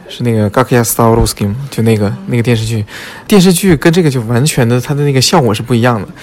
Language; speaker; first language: Chinese; native; Chinese